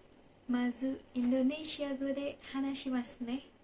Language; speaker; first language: Japanese; non-native, learner; Indonesian